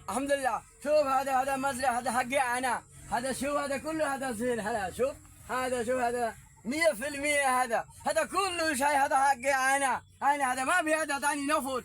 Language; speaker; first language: Arabic; non-native, learner; Bangla